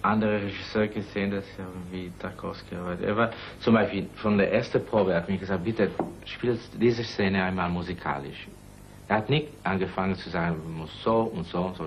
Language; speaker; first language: German; non-native, learner; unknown